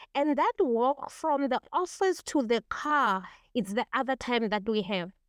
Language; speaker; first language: English; non-native, local second language; Tswana